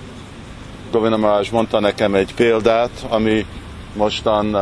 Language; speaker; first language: Hungarian; early bilingual, heritage; Hungarian